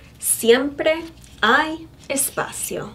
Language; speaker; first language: Spanish; non-native, fluent; English